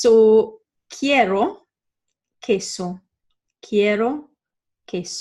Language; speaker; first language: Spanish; non-native, fluent; English